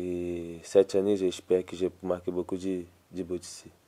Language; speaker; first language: French; non-native, learner; Portuguese